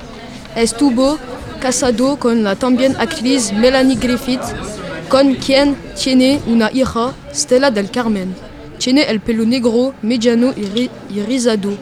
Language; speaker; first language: Spanish; non-native, learner; French